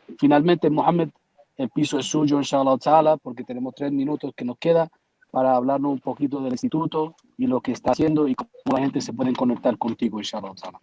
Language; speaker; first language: Spanish; early bilingual, heritage; Spanish